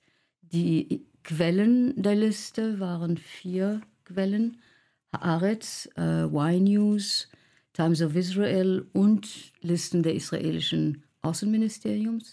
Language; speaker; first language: German; non-native, fluent; Arabic